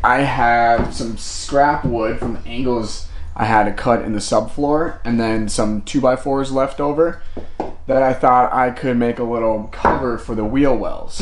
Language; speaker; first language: English; native; English